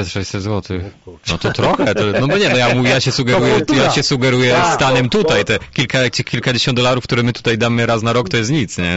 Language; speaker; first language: Polish; native; Polish